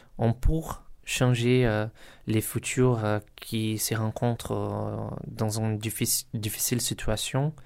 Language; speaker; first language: French; non-native, learner; Portuguese